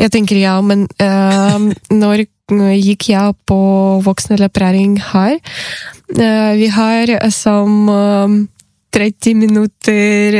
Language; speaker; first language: Norwegian; non-native, learner; Ukrainian